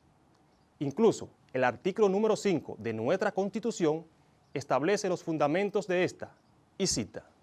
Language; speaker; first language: Spanish; native; Spanish